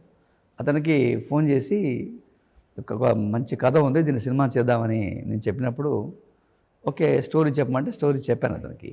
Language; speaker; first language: Telugu; native; Telugu